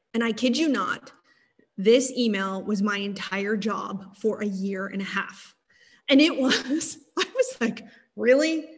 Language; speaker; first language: English; native; English